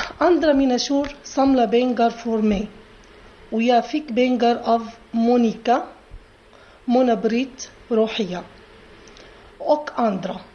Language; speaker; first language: Swedish; non-native, learner; Arabic